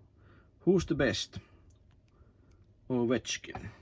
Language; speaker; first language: English; non-native, learner; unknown